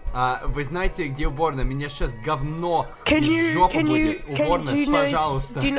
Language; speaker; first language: Russian; early bilingual, heritage; Russian